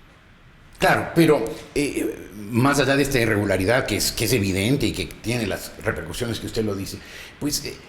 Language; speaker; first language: Spanish; native; Spanish